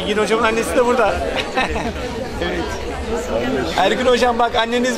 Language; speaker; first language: Turkish; native; Turkish